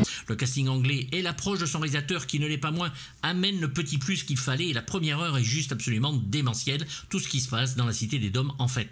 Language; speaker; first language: French; native; French